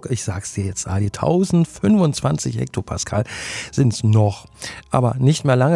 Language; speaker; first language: German; native; German